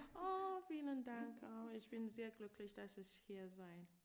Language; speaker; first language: German; non-native, learner; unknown